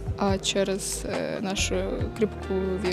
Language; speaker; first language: Ukrainian; non-native, local second language; Russian